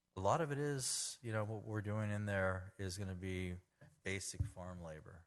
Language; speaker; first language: English; native; English